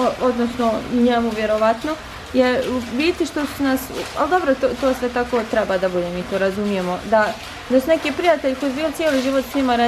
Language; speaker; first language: Bosnian; native; Bosnian